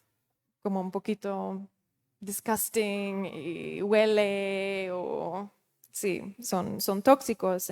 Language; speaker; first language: Spanish; non-native, fluent; Dutch